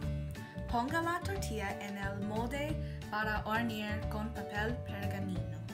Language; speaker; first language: Spanish; non-native, learner; English